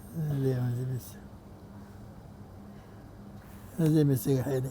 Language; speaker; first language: Hebrew; non-native, fluent; Arabic